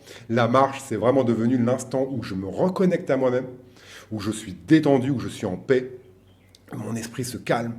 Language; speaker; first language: French; native; French